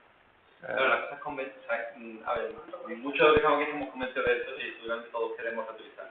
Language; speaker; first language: Spanish; native; Spanish